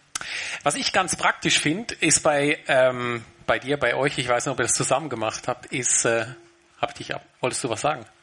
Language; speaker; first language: German; native; German